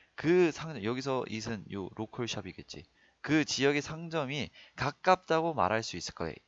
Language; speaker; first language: Korean; native; Korean